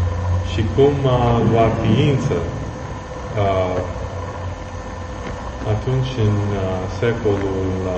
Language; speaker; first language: Romanian; non-native, fluent; English